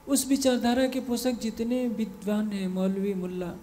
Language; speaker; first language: Hindi; native; Hindi